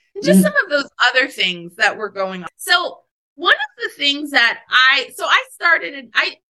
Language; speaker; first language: English; native; English